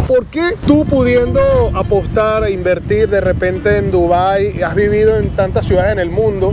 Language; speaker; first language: Spanish; native; Spanish